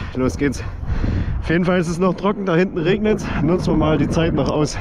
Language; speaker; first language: German; native; German